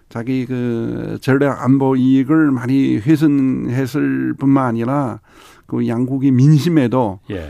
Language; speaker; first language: Korean; non-native, fluent; Chinese